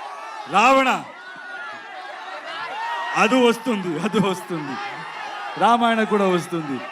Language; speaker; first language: Telugu; non-native, learner; Kannada